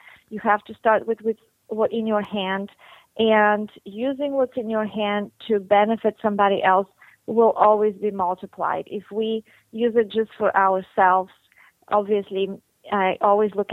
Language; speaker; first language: English; non-native, fluent; Bulgarian